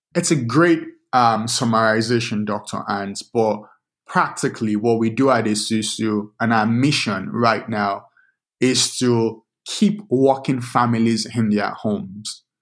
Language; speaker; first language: English; non-native, local second language; Yoruba